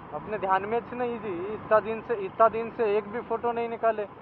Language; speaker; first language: Hindi; non-native, local second language; Marathi